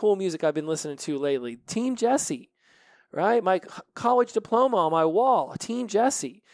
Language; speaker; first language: English; native; English